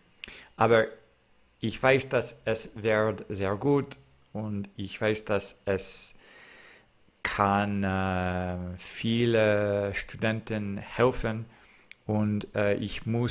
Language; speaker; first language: German; non-native, learner; English